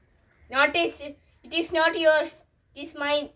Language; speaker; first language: English; non-native, learner; Malayalam